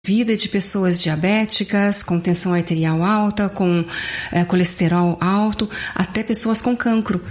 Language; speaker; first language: Portuguese; native; Portuguese